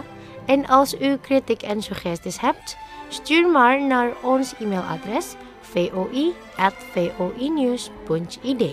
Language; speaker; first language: Dutch; non-native, fluent; Indonesian